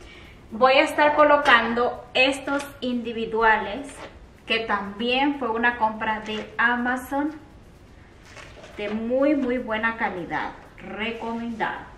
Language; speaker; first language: Spanish; native; Spanish